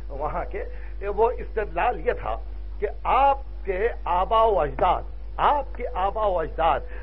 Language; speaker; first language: Urdu; native; Urdu